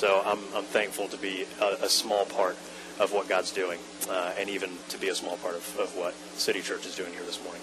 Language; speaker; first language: English; native; English